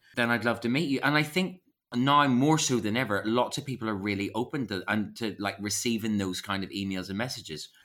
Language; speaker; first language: English; native; English